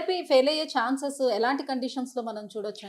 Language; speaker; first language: Telugu; native; Telugu